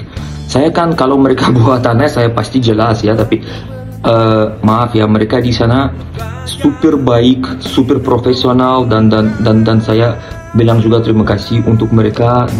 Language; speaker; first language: Indonesian; non-native, learner; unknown